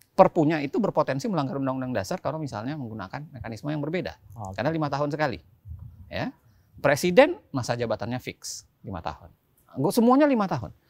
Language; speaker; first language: Indonesian; native; Indonesian